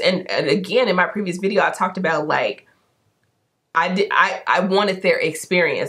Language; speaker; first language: English; native; English